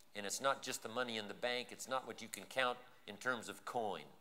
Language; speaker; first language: English; native; English